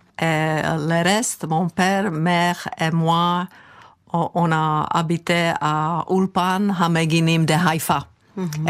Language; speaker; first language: French; non-native, fluent; Czech